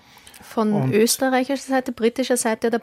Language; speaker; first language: German; native; German